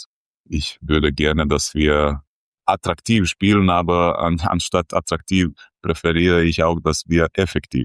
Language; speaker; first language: German; non-native, fluent; Croatian